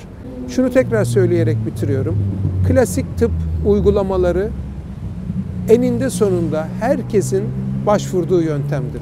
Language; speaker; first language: Turkish; native; Turkish